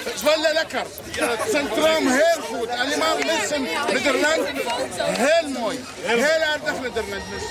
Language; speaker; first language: Dutch; non-native, learner; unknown